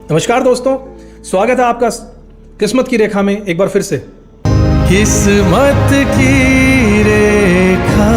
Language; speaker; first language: Hindi; native; Hindi